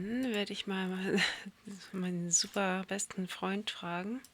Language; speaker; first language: German; native; German